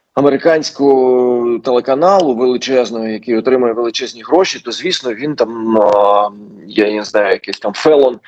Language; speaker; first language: Ukrainian; non-native, local second language; Russian